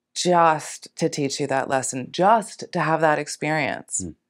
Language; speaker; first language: English; native; English